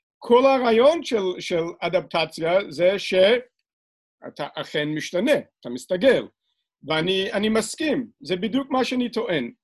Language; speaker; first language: Hebrew; non-native, fluent; English